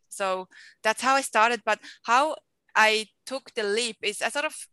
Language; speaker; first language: English; non-native, fluent; Swiss German